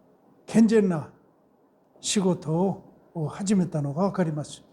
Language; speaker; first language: Japanese; non-native, fluent; Korean